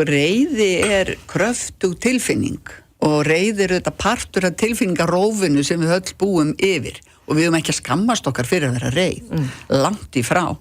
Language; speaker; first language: Icelandic; native; Icelandic